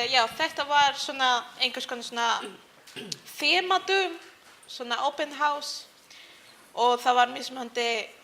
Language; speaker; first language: Icelandic; early bilingual, other home language; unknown